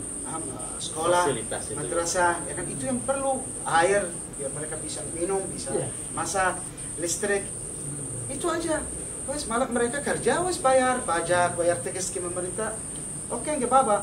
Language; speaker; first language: Indonesian; non-native, fluent; Arabic